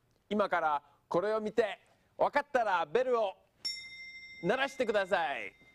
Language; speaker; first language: Japanese; non-native, fluent; English